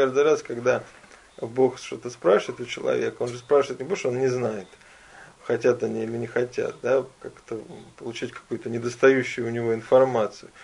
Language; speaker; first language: Russian; native; Russian